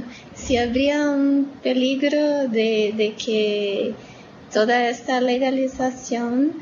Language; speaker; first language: Spanish; non-native, learner; Portuguese